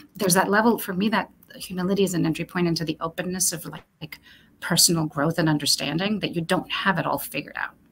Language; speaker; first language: English; early bilingual, other home language; Romanian